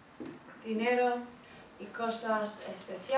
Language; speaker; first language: Spanish; non-native, fluent; English